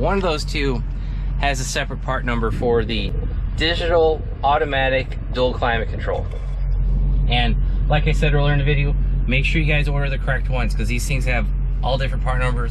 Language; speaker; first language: English; native; English